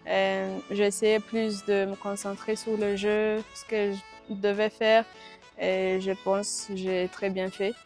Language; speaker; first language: French; non-native, local second language; Rundi